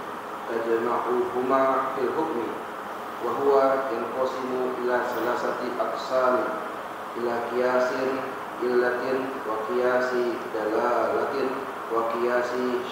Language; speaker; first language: Arabic; non-native, learner; Malay